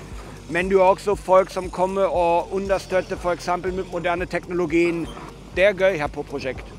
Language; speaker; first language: Norwegian; non-native, fluent; German